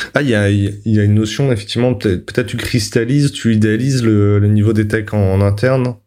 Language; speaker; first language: French; native; French